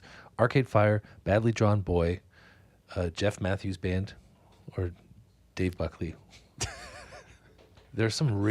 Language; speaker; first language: English; native; English